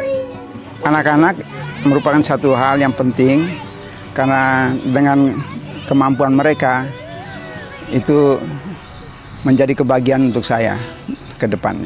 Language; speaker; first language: Indonesian; non-native, local second language; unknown